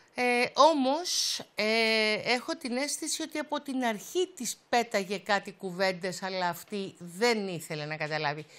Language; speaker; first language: Greek; native; Greek